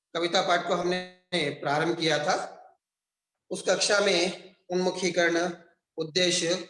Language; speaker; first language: Hindi; non-native, local second language; Telugu